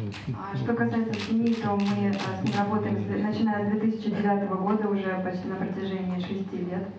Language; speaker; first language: Russian; native; Russian